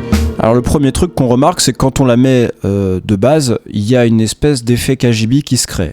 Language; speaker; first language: French; native; French